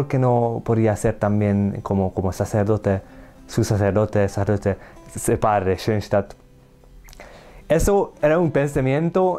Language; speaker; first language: Spanish; non-native, learner; Hungarian